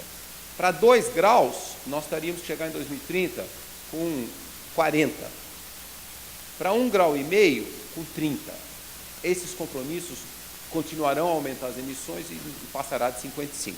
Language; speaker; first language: Portuguese; native; Portuguese